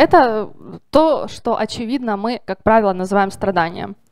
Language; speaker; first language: Russian; native; Russian